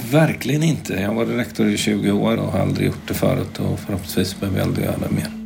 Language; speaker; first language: Swedish; native; Swedish